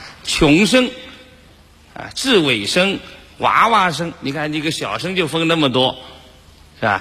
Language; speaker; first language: Chinese; native; Chinese